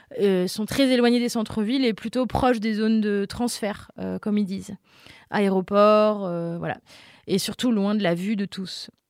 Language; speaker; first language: French; native; French